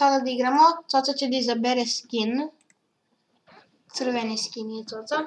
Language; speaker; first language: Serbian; early bilingual, heritage; Serbian